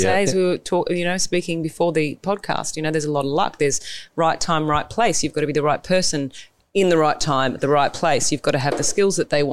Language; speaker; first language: English; native; English